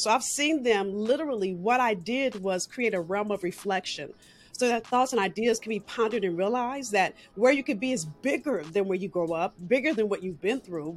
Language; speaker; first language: English; native; English